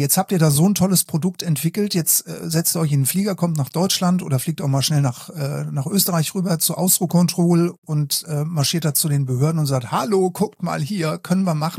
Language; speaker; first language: German; native; German